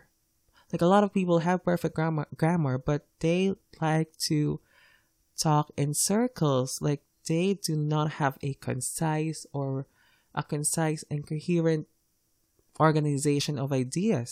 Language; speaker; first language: English; non-native, local second language; Filipino